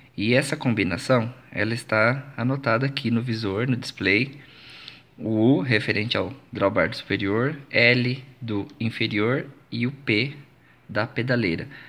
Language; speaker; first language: Portuguese; native; Portuguese